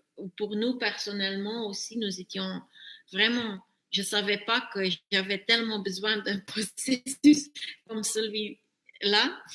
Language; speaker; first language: French; non-native, fluent; Dutch